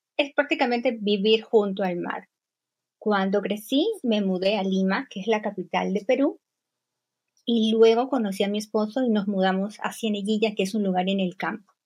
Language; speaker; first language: Spanish; native; Spanish